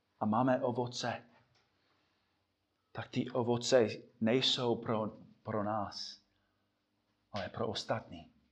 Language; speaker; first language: Czech; non-native, fluent; English